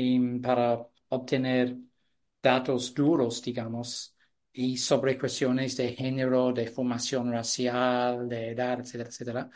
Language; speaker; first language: Spanish; non-native, fluent; English